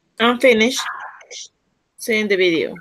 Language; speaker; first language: English; non-native, learner; Spanish